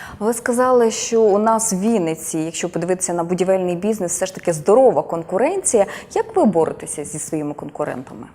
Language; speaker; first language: Ukrainian; native; Ukrainian